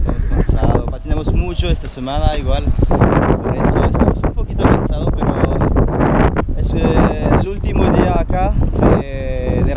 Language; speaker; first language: Spanish; non-native, fluent; French